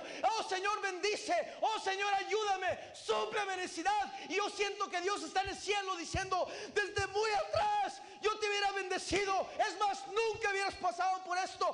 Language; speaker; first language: Spanish; native; Spanish